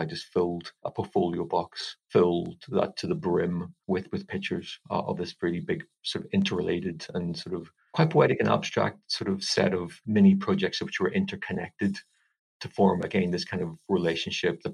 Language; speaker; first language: English; native; English